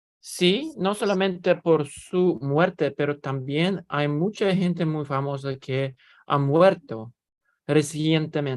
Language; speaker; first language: Spanish; non-native, learner; Russian